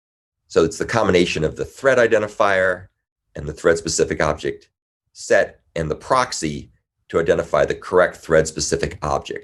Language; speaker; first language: English; native; English